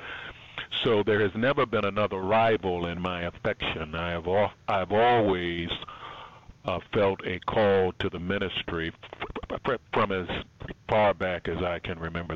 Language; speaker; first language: English; native; English